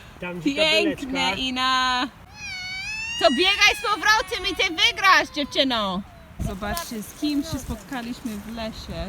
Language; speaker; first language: Polish; non-native, learner; English